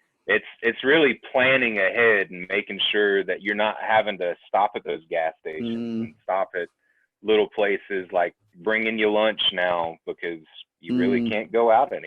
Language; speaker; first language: English; native; English